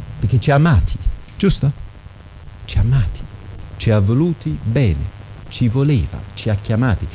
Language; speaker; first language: Italian; non-native, fluent; English